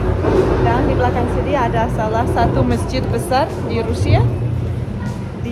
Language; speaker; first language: Indonesian; non-native, fluent; Russian